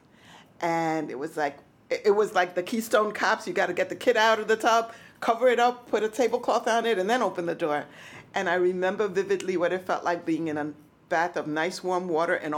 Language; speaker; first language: English; early bilingual, other home language; Spanish